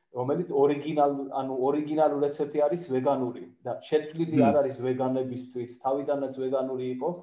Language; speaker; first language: Georgian; non-native, fluent; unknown